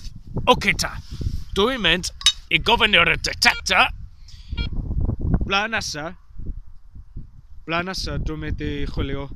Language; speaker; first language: Welsh; non-native, learner; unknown